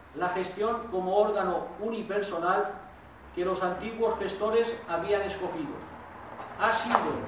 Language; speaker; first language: Spanish; non-native, local second language; Catalan